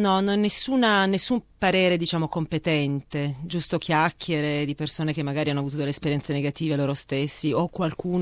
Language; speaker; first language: Italian; native; Italian